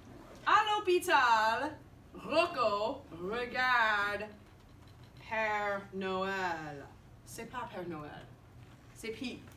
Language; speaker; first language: French; non-native, fluent; English